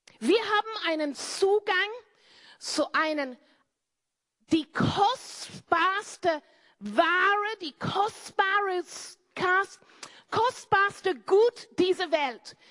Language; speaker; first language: German; non-native, fluent; English